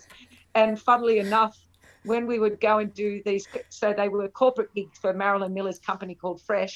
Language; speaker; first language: English; native; English